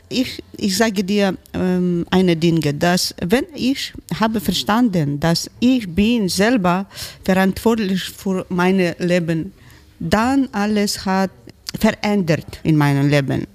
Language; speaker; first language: German; non-native, learner; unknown